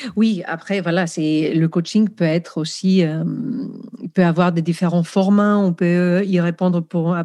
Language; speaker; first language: French; non-native, fluent; Greek